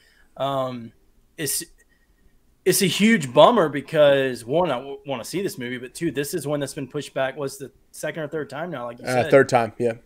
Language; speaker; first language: English; native; English